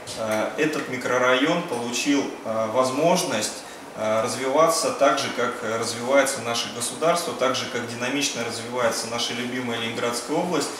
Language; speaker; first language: Russian; native; Russian